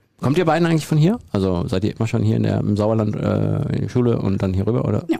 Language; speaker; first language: German; native; German